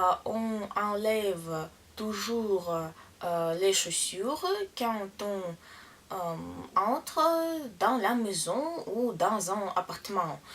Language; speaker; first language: French; non-native, learner; Russian